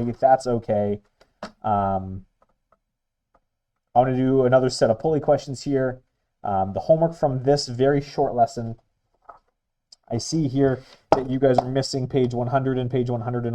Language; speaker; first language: English; native; English